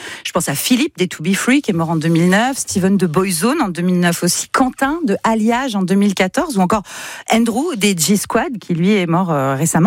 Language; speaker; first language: French; native; French